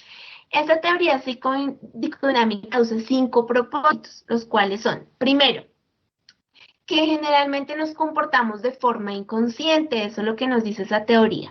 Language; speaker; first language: Spanish; native; Spanish